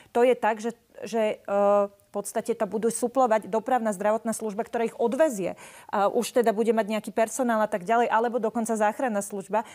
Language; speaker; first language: Slovak; native; Slovak